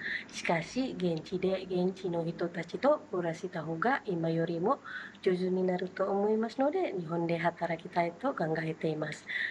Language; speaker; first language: Japanese; non-native, fluent; Indonesian